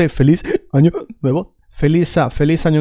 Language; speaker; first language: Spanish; native; Spanish